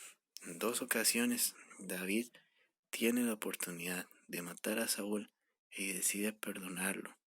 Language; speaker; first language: Spanish; native; Spanish